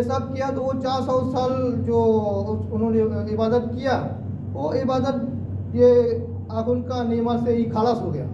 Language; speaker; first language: Hindi; non-native, fluent; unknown